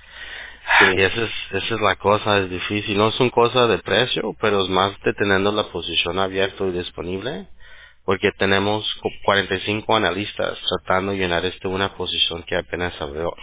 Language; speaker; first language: Spanish; early bilingual, heritage; Spanish